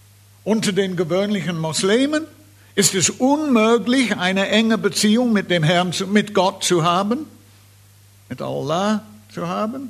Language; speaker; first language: German; non-native, fluent; English